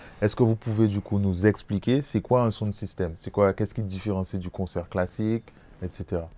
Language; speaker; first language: French; native; French